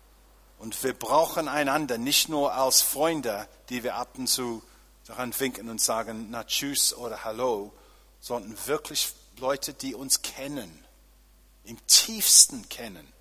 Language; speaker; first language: German; non-native, fluent; English